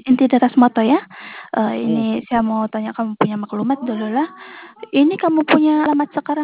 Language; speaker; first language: Indonesian; non-native, local second language; Malay